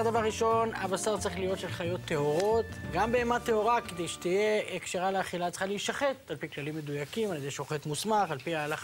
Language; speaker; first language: Hebrew; native; Hebrew